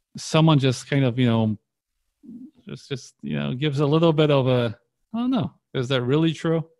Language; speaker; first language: English; early bilingual, other home language; Polish